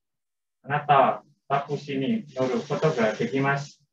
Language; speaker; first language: Japanese; non-native, learner; Indonesian